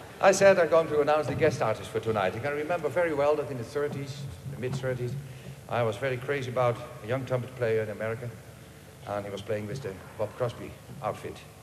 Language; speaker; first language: English; non-native, fluent; Dutch